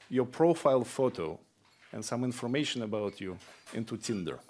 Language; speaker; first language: English; non-native, fluent; Russian